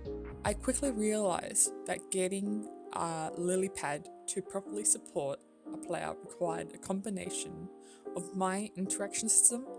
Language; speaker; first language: English; native; English